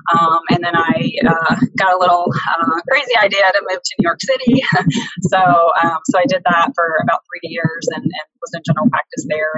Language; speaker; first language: English; native; English